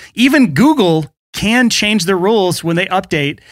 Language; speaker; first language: English; native; English